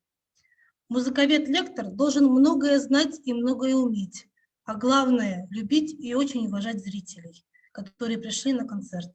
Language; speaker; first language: Russian; native; Russian